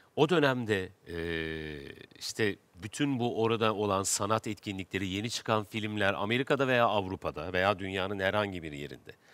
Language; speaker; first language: Turkish; native; Turkish